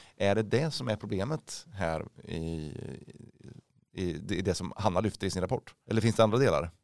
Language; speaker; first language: Swedish; native; Swedish